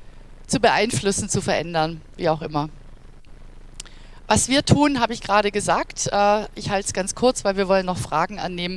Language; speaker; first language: German; native; German